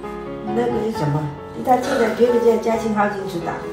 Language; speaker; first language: Chinese; native; Chinese